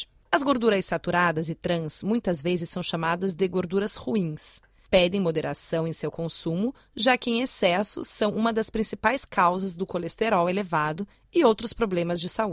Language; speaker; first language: Portuguese; native; Portuguese